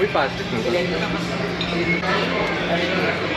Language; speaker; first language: Spanish; non-native, learner; Portuguese